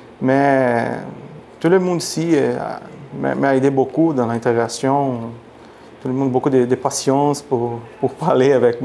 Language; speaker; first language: French; non-native, learner; Portuguese